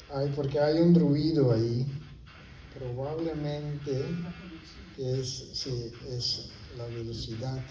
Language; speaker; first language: Spanish; non-native, fluent; Papiamento